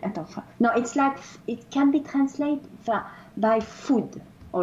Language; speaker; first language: English; non-native, fluent; French